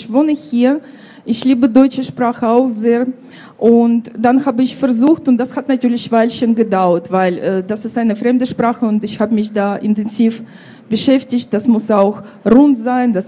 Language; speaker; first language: German; non-native, fluent; Russian